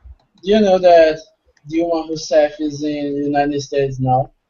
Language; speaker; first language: English; non-native, fluent; Portuguese